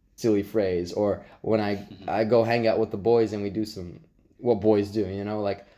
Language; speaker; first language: English; native; English